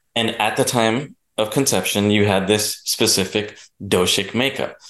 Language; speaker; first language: English; native; English